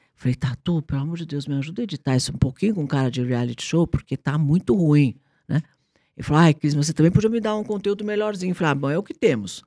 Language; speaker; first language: Portuguese; native; Portuguese